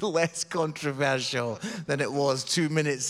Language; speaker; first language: English; native; English